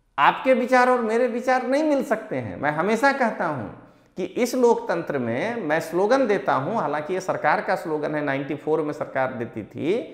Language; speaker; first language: Hindi; non-native, local second language; Gujarati